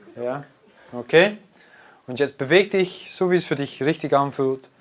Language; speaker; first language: German; non-native, fluent; English